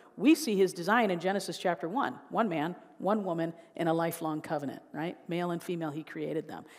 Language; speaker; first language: English; native; English